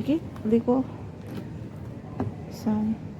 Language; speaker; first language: Cantonese; non-native, fluent; Indonesian